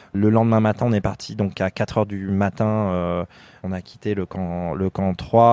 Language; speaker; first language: French; native; French